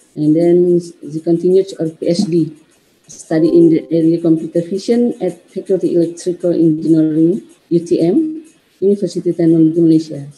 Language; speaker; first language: English; non-native, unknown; Indonesian